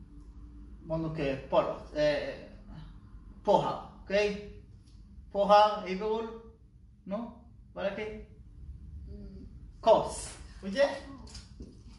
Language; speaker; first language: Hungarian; non-native, learner; Hebrew